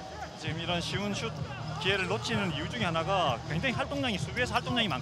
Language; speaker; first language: Korean; native; Korean